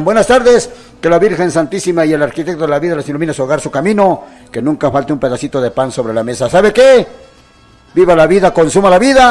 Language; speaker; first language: Spanish; native; Spanish